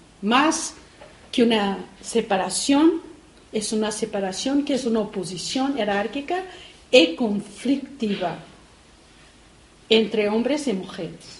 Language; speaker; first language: Spanish; non-native, fluent; Portuguese